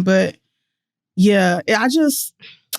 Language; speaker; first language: English; native; English